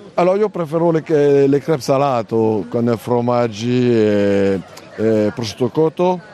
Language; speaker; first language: Italian; non-native, learner; French